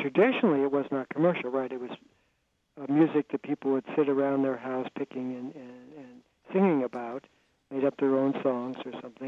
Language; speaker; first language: English; native; English